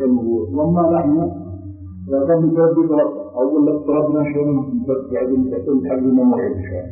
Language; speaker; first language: Arabic; native; Arabic